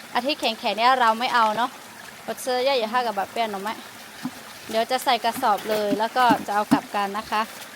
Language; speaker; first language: Thai; non-native, local second language; Lahu